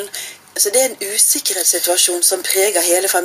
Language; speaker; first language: Norwegian; native; Norwegian